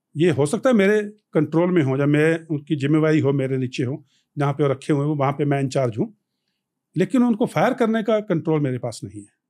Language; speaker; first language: Hindi; non-native, local second language; Punjabi